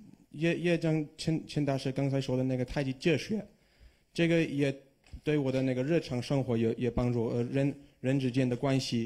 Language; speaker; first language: Chinese; non-native, fluent; English